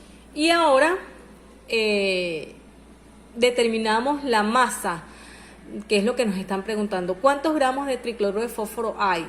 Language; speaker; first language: Spanish; native; Spanish